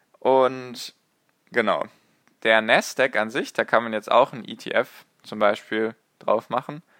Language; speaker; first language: German; native; German